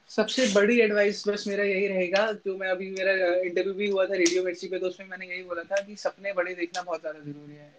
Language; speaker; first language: Hindi; native; Hindi